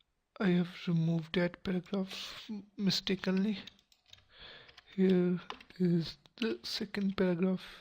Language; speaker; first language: English; non-native, local second language; Urdu